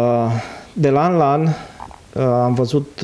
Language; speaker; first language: Romanian; native; Romanian